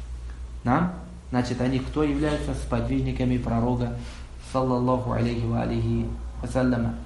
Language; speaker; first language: Russian; non-native, local second language; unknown